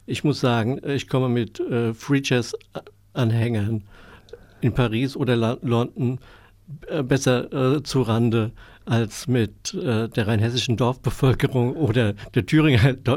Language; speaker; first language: German; native; German